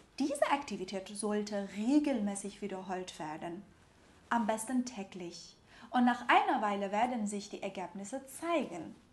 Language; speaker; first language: German; non-native, fluent; Persian